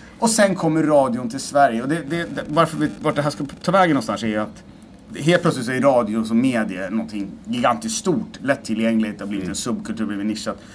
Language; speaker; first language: Swedish; native; Swedish